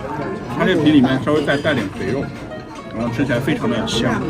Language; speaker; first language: Chinese; native; Chinese